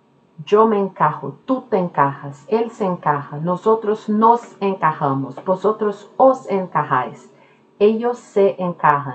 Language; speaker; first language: Spanish; non-native, fluent; Norwegian